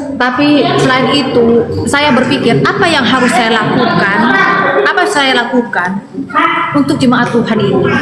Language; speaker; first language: Indonesian; non-native, local second language; Madurese